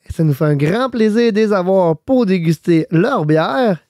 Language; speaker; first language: French; native; French